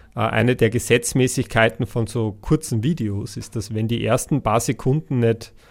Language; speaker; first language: German; native; German